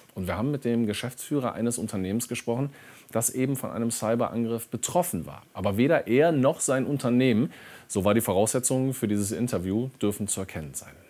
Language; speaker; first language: German; native; German